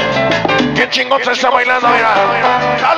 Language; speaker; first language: Spanish; native; Spanish